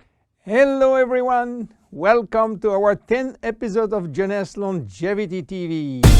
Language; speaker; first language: English; non-native, fluent; French